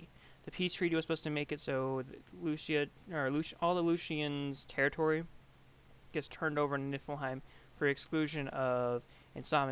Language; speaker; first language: English; native; English